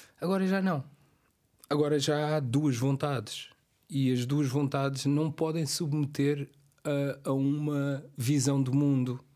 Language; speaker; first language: Portuguese; non-native, local second language; Kabuverdianu